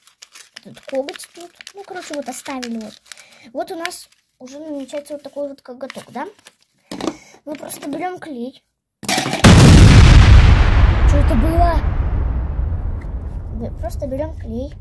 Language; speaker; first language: Russian; native; Russian